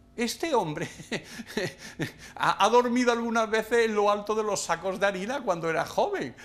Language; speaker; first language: Spanish; native; Spanish